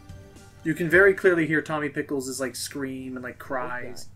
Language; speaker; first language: English; native; English